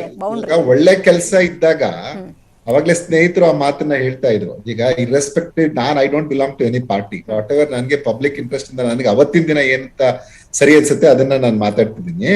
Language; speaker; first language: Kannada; native; Kannada